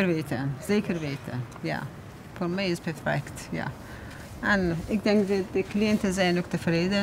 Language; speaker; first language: Dutch; non-native, fluent; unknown